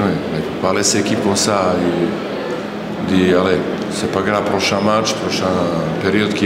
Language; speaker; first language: French; non-native, learner; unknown